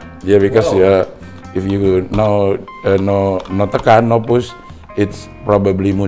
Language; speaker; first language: English; non-native, learner; Indonesian